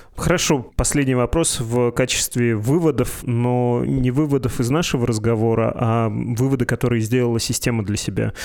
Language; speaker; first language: Russian; native; Russian